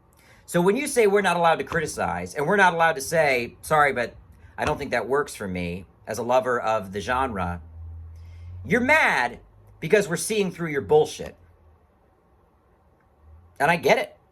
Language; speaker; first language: English; native; English